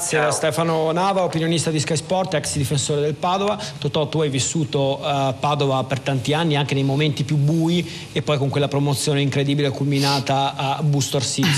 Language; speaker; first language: Italian; native; Italian